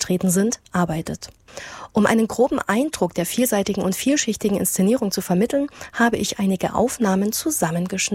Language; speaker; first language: German; native; German